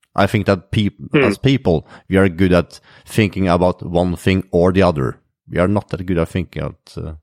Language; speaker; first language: English; non-native, fluent; Norwegian